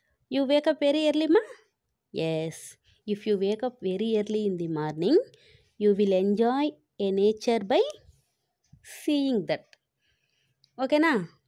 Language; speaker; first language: English; non-native, local second language; Telugu